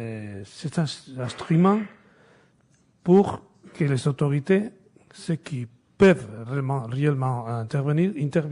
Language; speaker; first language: French; non-native, fluent; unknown